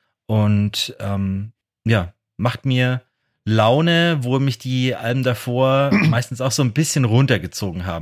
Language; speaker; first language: German; native; German